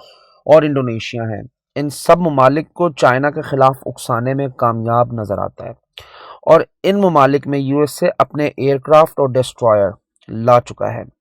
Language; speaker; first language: Urdu; native; Urdu